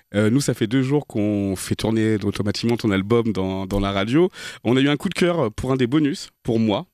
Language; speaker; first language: French; native; French